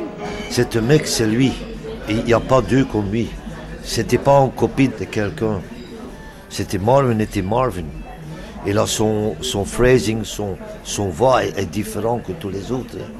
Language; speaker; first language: French; non-native, local second language; Dutch